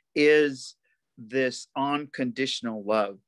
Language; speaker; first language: English; native; English